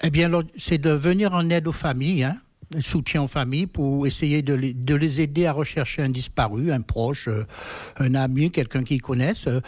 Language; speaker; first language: French; native; French